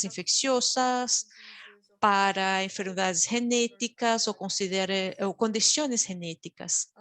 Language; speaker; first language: Spanish; non-native, fluent; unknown